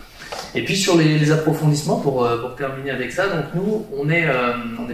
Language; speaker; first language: French; native; French